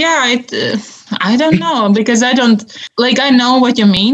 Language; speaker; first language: English; non-native, fluent; Latvian